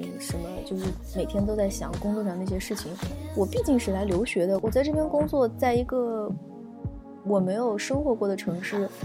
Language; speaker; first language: Chinese; native; Chinese